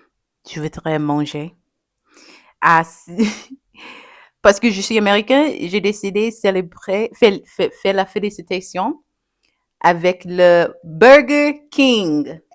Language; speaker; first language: French; non-native, learner; English